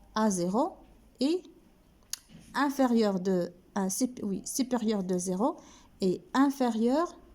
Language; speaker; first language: French; non-native, local second language; Arabic